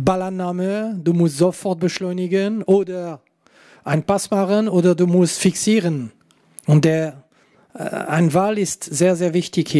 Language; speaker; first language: German; non-native, local second language; French